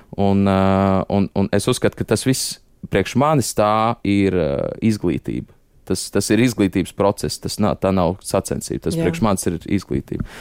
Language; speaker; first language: Latvian; native; Latvian